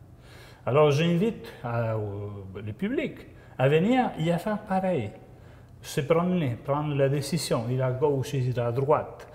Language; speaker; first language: French; non-native, fluent; Spanish